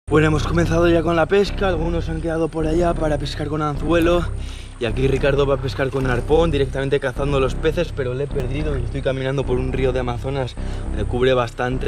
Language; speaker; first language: Spanish; native; Spanish